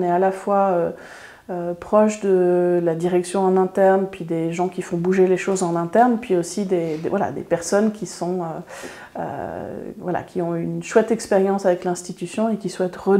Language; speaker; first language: French; native; French